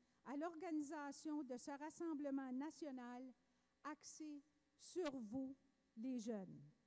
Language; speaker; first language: French; native; French